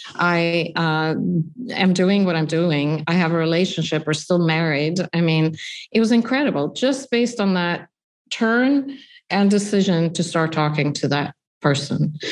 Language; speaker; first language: English; non-native, fluent; Swedish